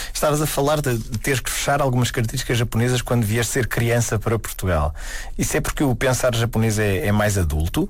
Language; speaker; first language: Portuguese; native; Portuguese